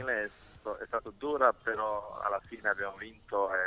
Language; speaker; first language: Italian; non-native, fluent; Serbian